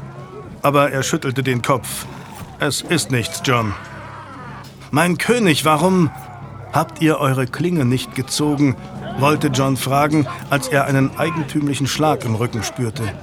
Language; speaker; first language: German; native; German